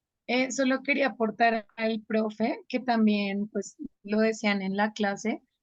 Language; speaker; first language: Spanish; native; Spanish